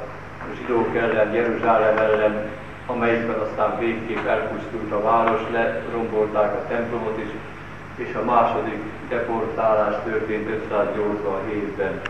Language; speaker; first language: Hungarian; native; Hungarian